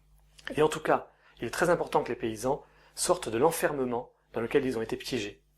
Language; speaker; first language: French; native; French